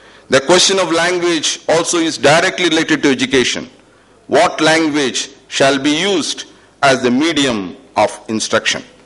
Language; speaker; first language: English; non-native, local second language; Tamil